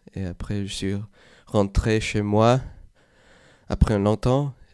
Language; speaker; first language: French; non-native, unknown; Spanish